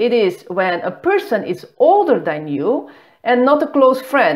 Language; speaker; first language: English; non-native, fluent; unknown